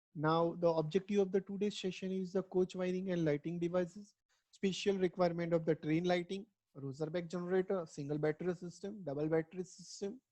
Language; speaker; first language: English; non-native, local second language; Gujarati